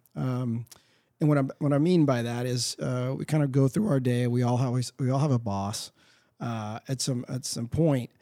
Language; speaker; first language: English; early bilingual, other home language; Spanish